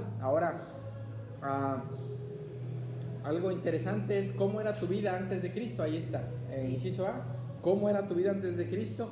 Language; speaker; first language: Spanish; native; Spanish